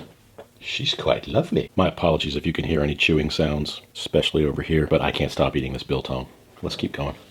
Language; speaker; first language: English; native; English